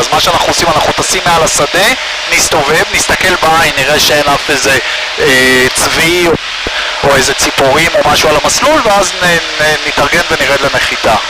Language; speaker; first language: Hebrew; native; Hebrew